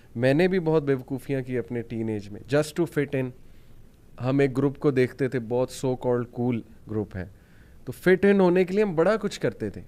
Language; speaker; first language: Urdu; native; Urdu